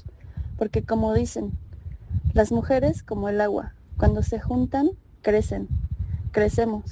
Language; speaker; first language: Spanish; native; Spanish